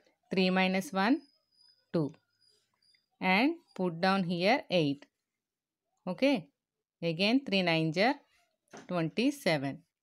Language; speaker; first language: English; non-native, local second language; Telugu